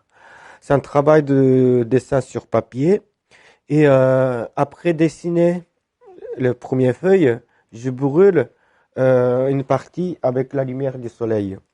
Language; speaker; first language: French; non-native, fluent; Japanese